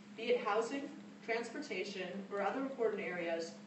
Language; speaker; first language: English; native; English